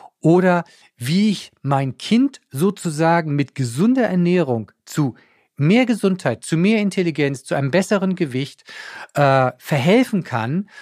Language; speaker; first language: German; native; German